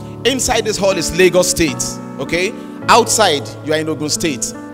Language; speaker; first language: English; non-native, local second language; Yoruba